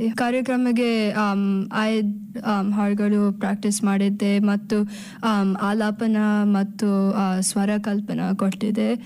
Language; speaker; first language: Kannada; early bilingual, heritage; Kannada